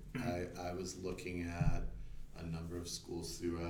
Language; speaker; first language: English; native; English